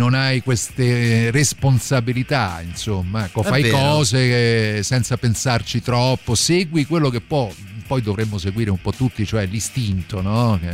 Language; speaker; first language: Italian; native; Italian